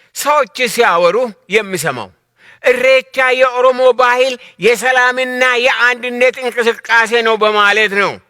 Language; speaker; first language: Amharic; non-native, local second language; Oromo